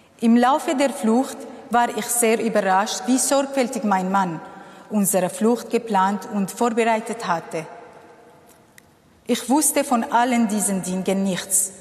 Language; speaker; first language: German; non-native, fluent; Kurdish